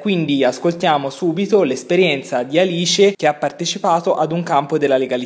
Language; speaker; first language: Italian; native; Italian